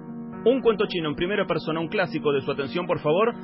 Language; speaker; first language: Spanish; native; Spanish